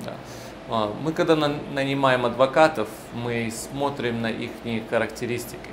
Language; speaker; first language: Russian; early bilingual, heritage; Russian